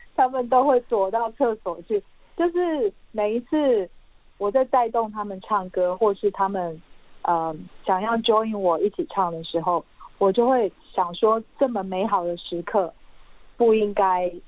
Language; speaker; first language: Chinese; non-native, local second language; Hakka Chinese